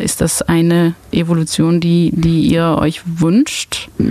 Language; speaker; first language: German; non-native, fluent; Dutch